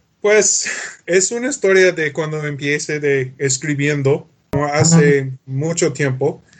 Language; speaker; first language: Spanish; non-native, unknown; English